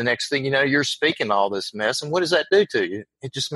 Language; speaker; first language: English; native; English